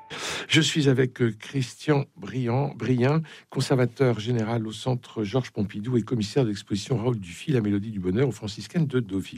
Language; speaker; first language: French; native; French